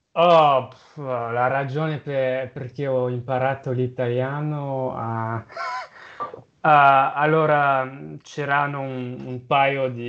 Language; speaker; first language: Italian; non-native, local second language; French